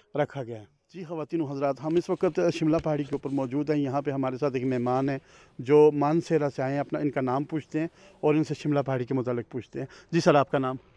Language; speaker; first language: Urdu; non-native, local second language; Northern Hindko